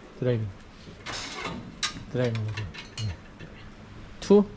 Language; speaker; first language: English; non-native, learner; Korean